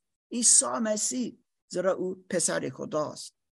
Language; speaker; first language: Persian; non-native, learner; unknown